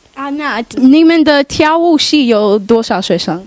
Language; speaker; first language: Chinese; non-native, learner; English